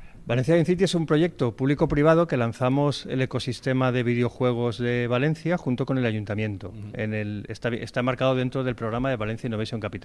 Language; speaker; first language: Spanish; native; Spanish